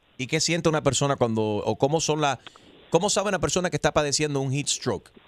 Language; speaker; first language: Spanish; early bilingual, heritage; Spanish